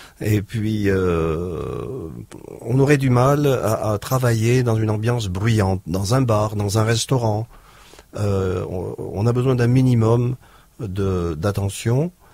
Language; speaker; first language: French; native; French